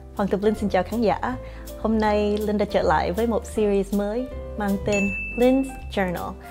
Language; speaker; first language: Vietnamese; early bilingual, heritage; Vietnamese